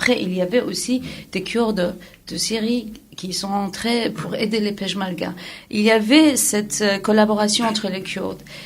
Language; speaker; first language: French; non-native, fluent; Kurdish